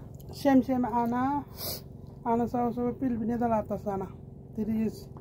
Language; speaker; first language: Arabic; non-native, learner; Nepali